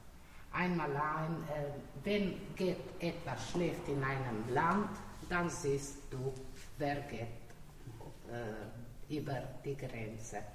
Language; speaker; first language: German; non-native, learner; Slovenian